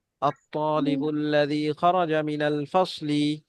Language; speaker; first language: Arabic; non-native, fluent; Bangla